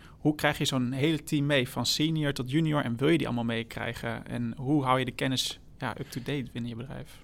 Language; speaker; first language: Dutch; native; Dutch